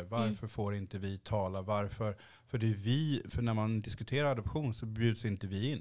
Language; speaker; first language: Swedish; early bilingual, other home language; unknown